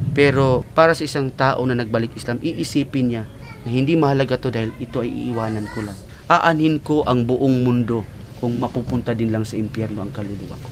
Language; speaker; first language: Filipino; non-native, local second language; Cebuano